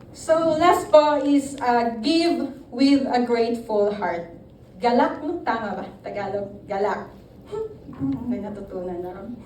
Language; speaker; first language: Filipino; non-native, local second language; Hiligaynon